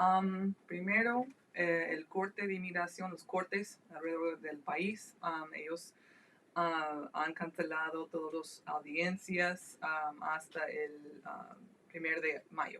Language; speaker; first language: Spanish; non-native, fluent; English